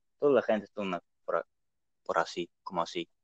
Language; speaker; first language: Spanish; non-native, learner; Dutch